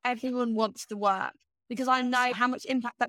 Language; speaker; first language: English; native; English